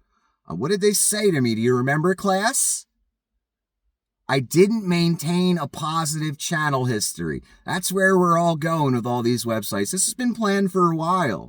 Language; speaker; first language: English; native; English